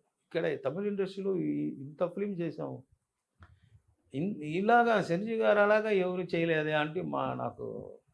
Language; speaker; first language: Telugu; non-native, local second language; Tamil